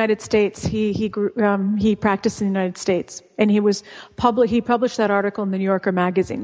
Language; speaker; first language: English; early bilingual, other home language; Russian